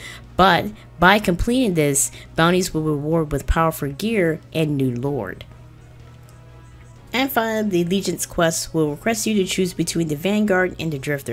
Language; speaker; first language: English; non-native, fluent; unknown